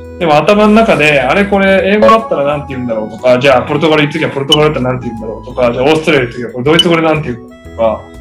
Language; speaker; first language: Japanese; native; Japanese